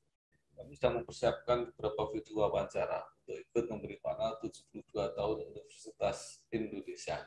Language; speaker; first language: Indonesian; native; Indonesian